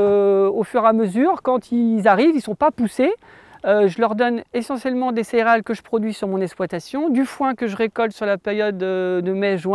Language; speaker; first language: French; native; French